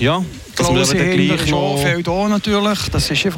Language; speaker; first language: German; native; German